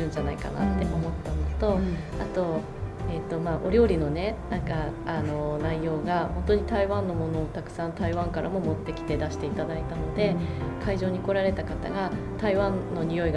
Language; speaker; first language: Japanese; native; Japanese